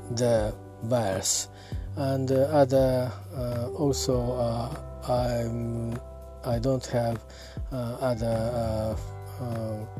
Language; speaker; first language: English; non-native, learner; Japanese